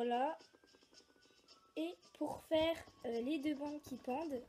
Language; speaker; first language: French; native; French